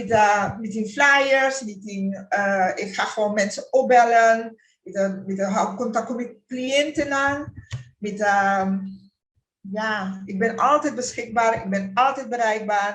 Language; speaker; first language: Dutch; non-native, local second language; Papiamento